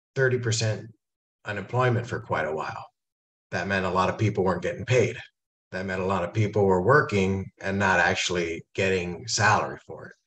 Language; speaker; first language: English; native; English